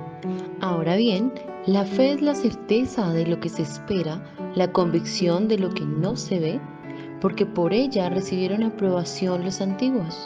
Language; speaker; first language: Spanish; native; Spanish